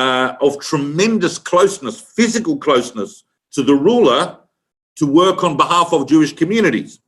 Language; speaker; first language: English; native; English